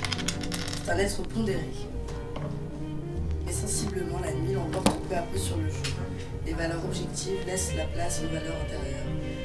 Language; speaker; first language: French; native; French